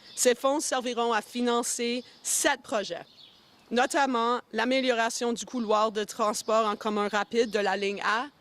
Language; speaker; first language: French; non-native, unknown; English